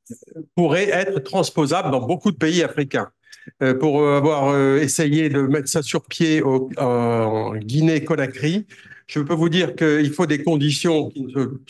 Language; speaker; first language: French; native; French